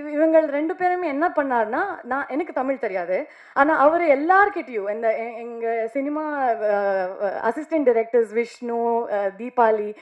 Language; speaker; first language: Tamil; non-native, learner; Kannada